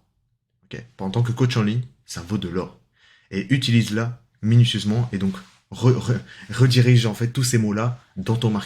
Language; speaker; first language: French; native; French